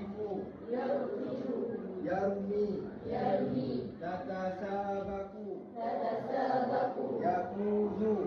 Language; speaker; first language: Arabic; non-native, fluent; Malay